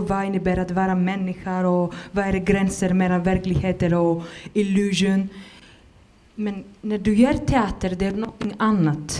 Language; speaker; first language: Swedish; non-native, fluent; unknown